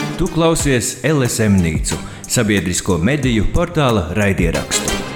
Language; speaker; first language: Latvian; native; Latvian